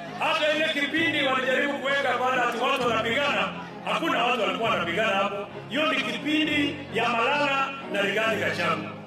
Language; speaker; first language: Swahili; non-native, local second language; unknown